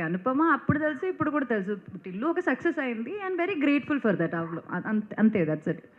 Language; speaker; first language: Telugu; non-native, fluent; Malayalam